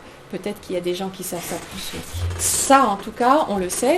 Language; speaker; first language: French; native; French